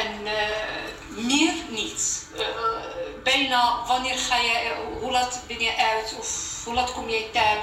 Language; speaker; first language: Dutch; non-native, learner; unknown